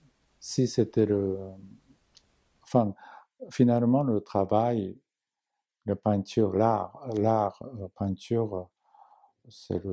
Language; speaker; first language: French; non-native, learner; Japanese